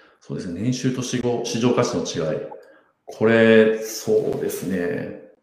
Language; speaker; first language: Japanese; native; Japanese